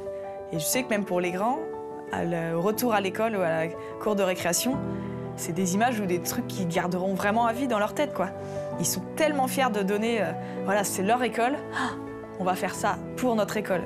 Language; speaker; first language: French; native; French